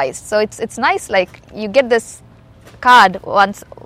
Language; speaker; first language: English; non-native, local second language; Telugu